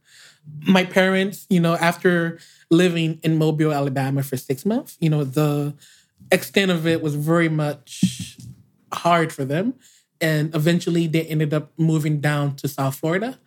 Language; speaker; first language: English; native; English